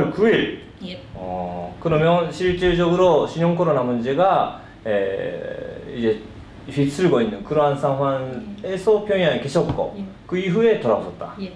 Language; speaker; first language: Korean; early bilingual, heritage; Korean